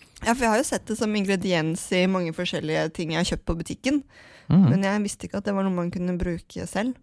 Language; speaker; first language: Norwegian; native; Norwegian